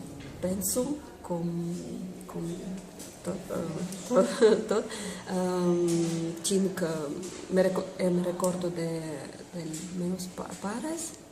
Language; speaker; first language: Catalan; non-native, learner; Italian